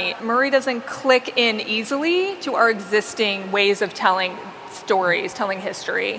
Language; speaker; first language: English; native; English